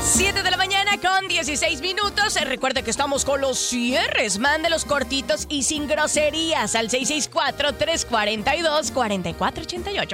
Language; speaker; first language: Spanish; native; Spanish